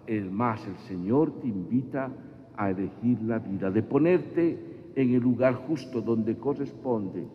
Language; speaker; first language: Spanish; native; Spanish